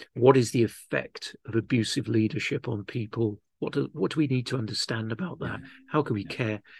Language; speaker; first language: English; native; English